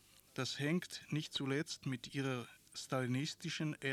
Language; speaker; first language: German; non-native, fluent; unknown